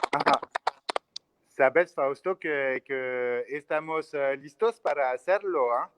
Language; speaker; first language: Spanish; non-native, learner; French